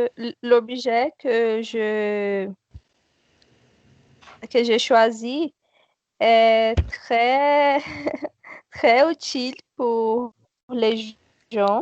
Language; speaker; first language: French; non-native, learner; Portuguese